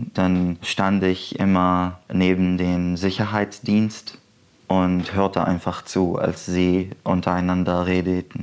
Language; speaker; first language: German; non-native, fluent; Arabic